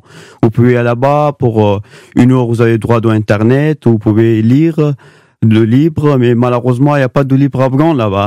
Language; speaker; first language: French; non-native, learner; Pashto